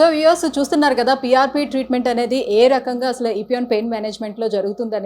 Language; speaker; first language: Telugu; native; Telugu